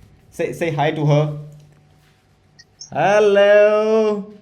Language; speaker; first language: English; non-native, learner; Hindi